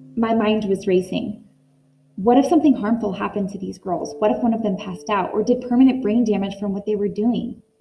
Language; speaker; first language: English; native; English